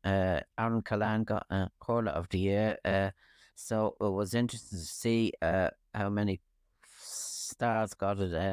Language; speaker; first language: English; native; English